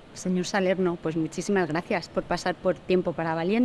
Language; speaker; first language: Spanish; native; Spanish